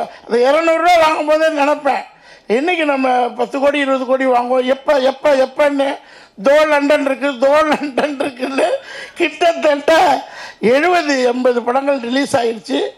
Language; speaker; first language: Tamil; native; Tamil